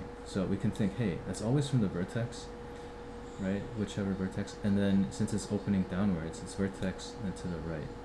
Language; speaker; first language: English; native; English